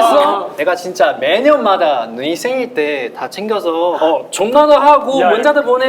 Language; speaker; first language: Korean; non-native, fluent; Chinese